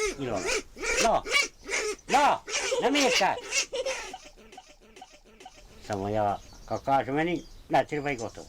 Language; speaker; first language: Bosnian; non-native, local second language; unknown